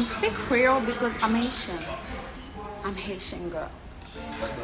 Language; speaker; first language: English; non-native, learner; Haitian Creole